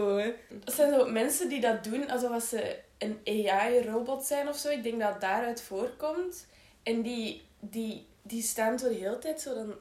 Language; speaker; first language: Dutch; native; Dutch